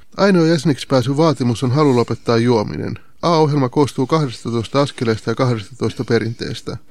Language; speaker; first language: Finnish; native; Finnish